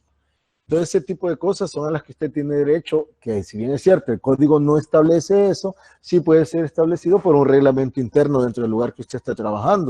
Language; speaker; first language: Spanish; native; Spanish